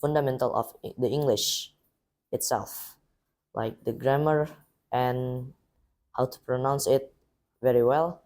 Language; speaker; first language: English; non-native, learner; Indonesian